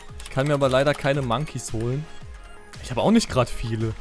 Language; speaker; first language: German; native; German